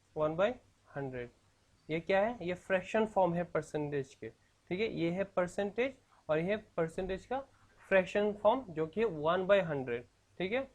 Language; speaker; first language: Hindi; non-native, local second language; Assamese